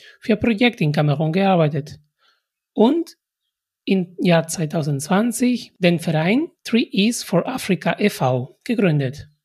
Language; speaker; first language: German; native; German